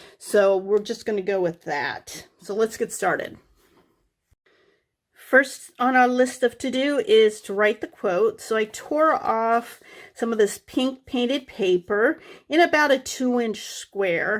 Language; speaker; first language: English; native; English